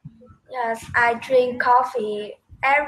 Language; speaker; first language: English; non-native, learner; Vietnamese